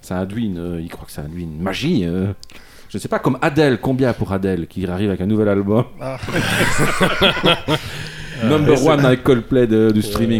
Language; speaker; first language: French; native; French